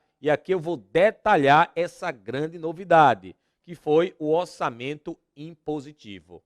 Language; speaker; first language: Portuguese; native; Portuguese